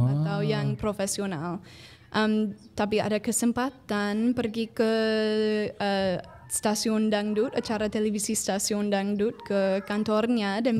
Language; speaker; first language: Indonesian; non-native, fluent; English